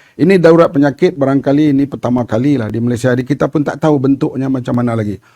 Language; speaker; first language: Malay; native; Malay